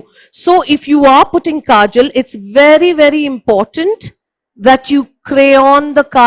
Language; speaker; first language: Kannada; non-native, learner; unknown